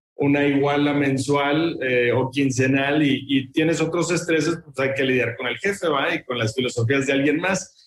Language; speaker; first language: Spanish; native; Spanish